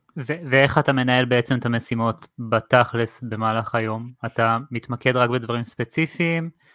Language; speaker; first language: Hebrew; native; Hebrew